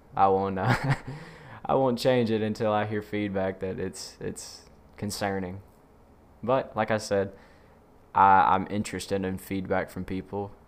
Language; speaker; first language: English; native; English